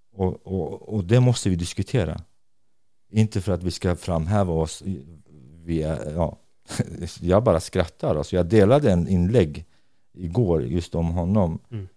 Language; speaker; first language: Swedish; non-native, fluent; Kurdish